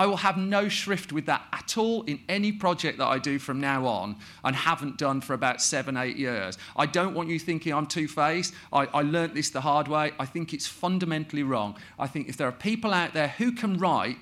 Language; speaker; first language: English; native; English